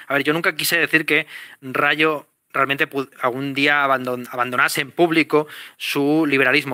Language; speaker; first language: Spanish; native; Spanish